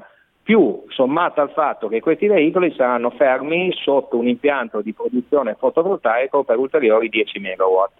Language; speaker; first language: Italian; native; Italian